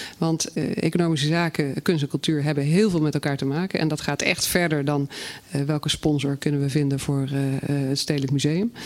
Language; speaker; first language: Dutch; native; Dutch